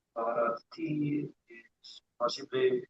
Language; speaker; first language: Spanish; non-native, learner; English